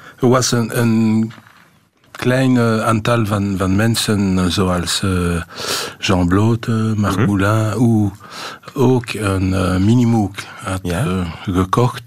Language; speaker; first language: Dutch; non-native, local second language; French